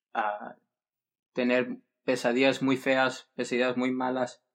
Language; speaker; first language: Spanish; early bilingual, heritage; Spanish